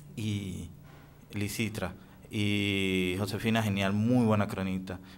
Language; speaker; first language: Spanish; native; Spanish